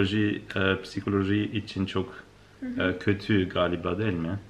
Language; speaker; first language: Turkish; non-native, learner; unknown